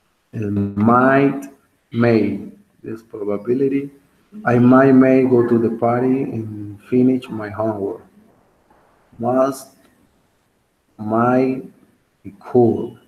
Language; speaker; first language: English; non-native, learner; Spanish